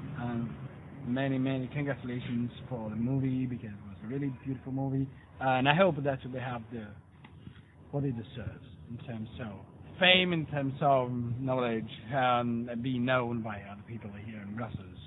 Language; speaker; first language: English; non-native, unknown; Italian